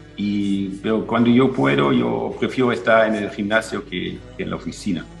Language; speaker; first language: Spanish; non-native, fluent; German